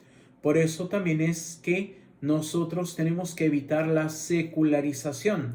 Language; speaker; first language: Spanish; native; Spanish